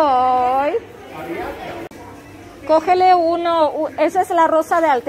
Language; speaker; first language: Spanish; non-native, fluent; Russian